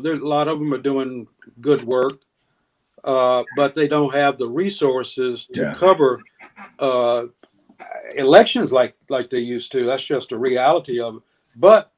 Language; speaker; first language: English; native; English